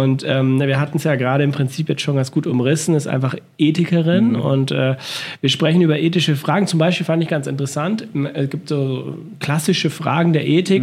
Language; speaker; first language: German; native; German